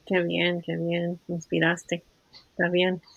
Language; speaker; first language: Spanish; early bilingual, heritage; Spanish